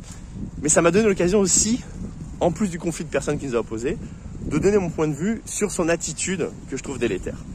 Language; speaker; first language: French; native; French